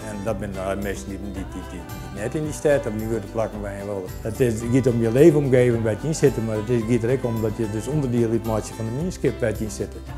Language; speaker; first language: Dutch; non-native, local second language; Western Frisian